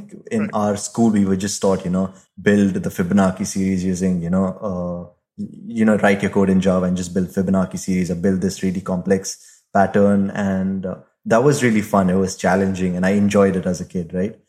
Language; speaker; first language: English; non-native, local second language; Hindi